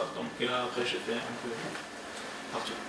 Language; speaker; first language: French; non-native, fluent; Norwegian